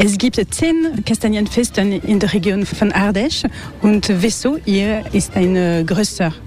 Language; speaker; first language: German; non-native, learner; French